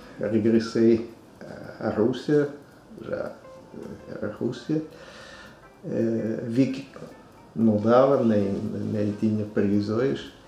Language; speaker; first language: Portuguese; non-native, fluent; Russian